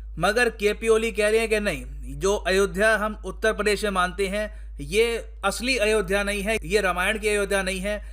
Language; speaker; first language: Hindi; native; Hindi